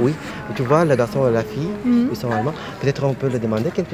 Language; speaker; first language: French; non-native, fluent; Russian